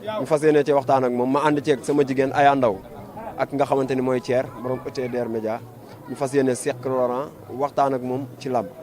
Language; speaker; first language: Wolof; native; Wolof